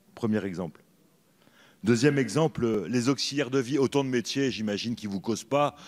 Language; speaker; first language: French; native; French